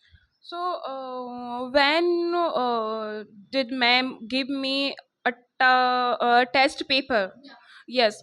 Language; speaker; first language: English; non-native, local second language; Hindi